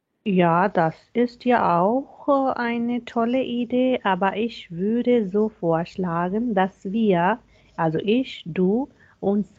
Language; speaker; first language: German; non-native, fluent; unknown